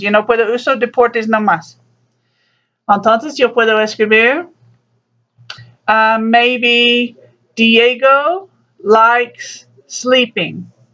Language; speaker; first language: Spanish; non-native, learner; English